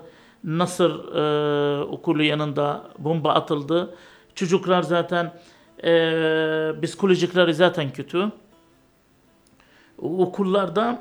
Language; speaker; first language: Turkish; non-native, fluent; Arabic